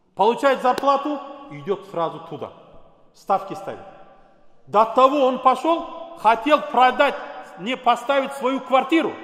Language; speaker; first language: Russian; non-native, local second language; Kazakh